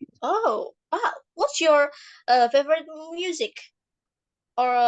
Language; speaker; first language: English; non-native, fluent; Indonesian